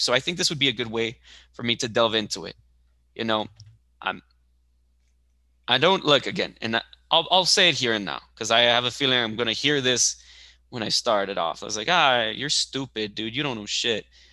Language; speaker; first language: English; early bilingual, other home language; Spanish